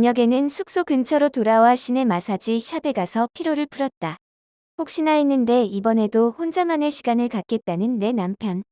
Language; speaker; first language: Korean; native; Korean